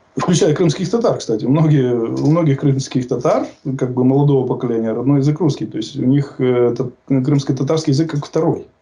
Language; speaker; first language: Russian; native; Russian